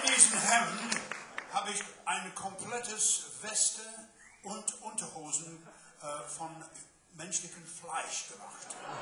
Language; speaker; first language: German; non-native, learner; English